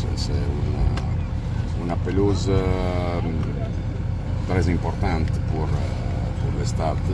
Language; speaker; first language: French; non-native, learner; Italian